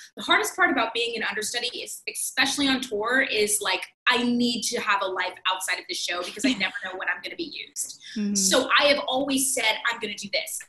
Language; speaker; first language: English; native; English